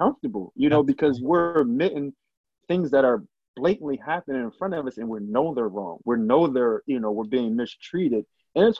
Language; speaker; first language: English; native; English